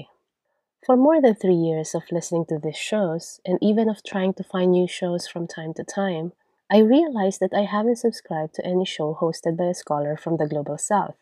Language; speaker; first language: English; non-native, local second language; Filipino